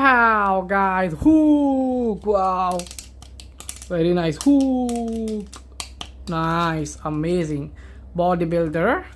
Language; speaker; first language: English; non-native, learner; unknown